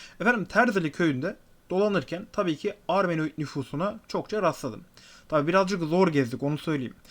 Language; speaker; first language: Turkish; native; Turkish